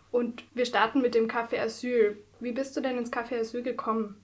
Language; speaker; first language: German; native; German